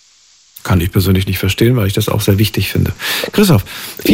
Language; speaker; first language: German; native; German